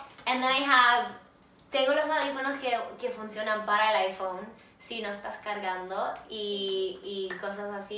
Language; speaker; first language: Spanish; early bilingual, heritage; English